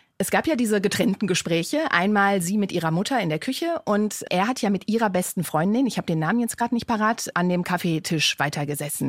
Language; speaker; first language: German; native; German